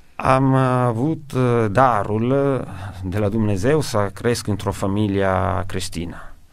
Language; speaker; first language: Romanian; non-native, fluent; Italian